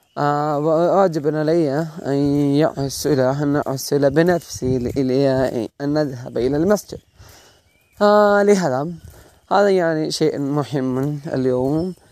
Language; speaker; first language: Arabic; non-native, learner; Malayalam